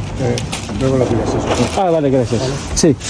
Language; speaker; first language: Spanish; non-native, learner; Filipino